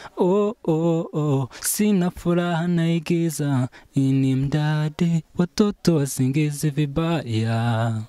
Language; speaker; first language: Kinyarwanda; early bilingual, heritage; Kinyarwanda